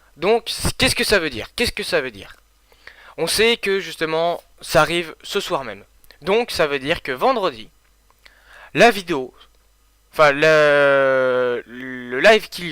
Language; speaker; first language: French; native; French